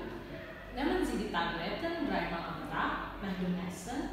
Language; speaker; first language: German; non-native, learner; Indonesian